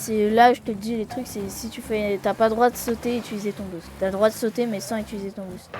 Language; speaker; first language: French; native; French